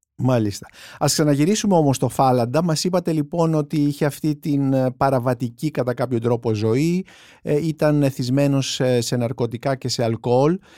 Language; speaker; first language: Greek; native; Greek